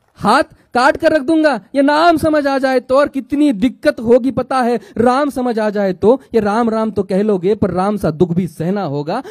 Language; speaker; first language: Hindi; non-native, local second language; Marathi